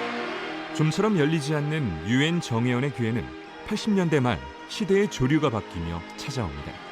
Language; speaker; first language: Korean; native; Korean